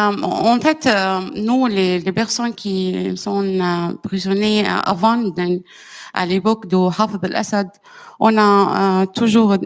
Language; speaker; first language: French; non-native, learner; Arabic